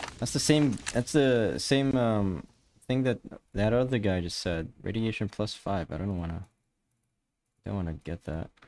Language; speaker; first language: English; non-native, local second language; Filipino